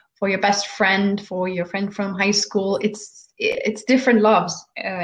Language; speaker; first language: English; non-native, fluent; German